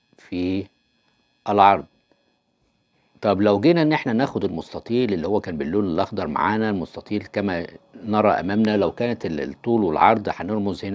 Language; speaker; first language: Arabic; native; Arabic